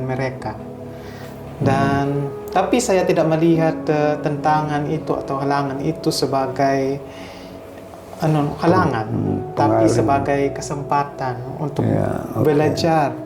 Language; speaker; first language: Indonesian; non-native, fluent; Hiligaynon